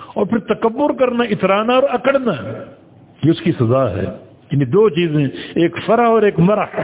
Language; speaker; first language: Urdu; native; Urdu